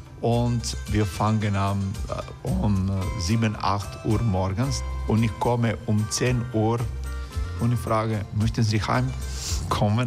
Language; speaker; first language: German; non-native, fluent; Croatian